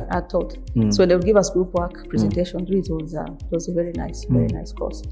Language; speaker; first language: English; non-native, local second language; Nyankole